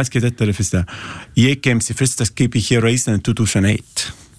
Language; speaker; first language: Icelandic; non-native, learner; Italian